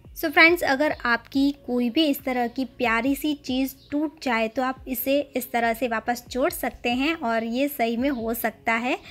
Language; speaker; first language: Hindi; non-native, local second language; Gujarati